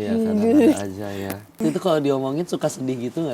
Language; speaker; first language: Indonesian; native; Indonesian